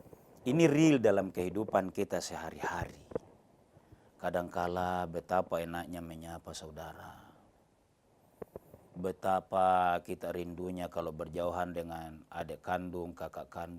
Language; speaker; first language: Indonesian; native; Indonesian